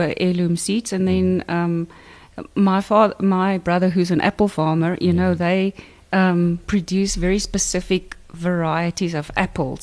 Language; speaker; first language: English; non-native, local second language; Afrikaans